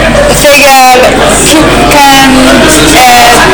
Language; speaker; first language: Icelandic; non-native, learner; English